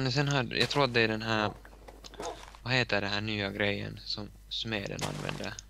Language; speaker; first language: Swedish; non-native, local second language; Finnish